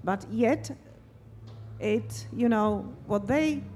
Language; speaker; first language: English; non-native, fluent; Slovak